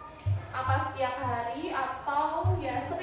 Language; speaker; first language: Indonesian; native; Indonesian